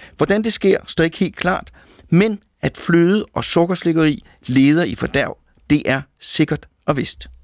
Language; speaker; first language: Danish; native; Danish